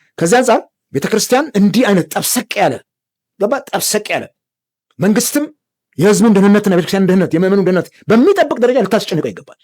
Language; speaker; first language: Amharic; native; Amharic